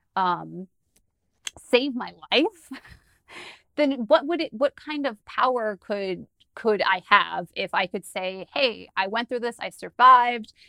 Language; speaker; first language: English; native; English